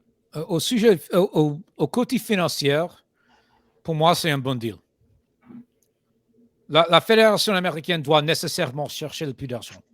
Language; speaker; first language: French; non-native, fluent; English